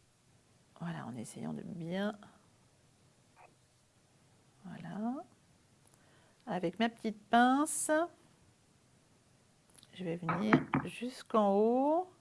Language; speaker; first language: French; native; French